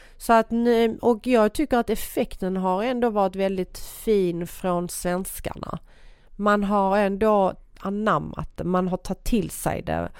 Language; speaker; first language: Swedish; early bilingual, other home language; Persian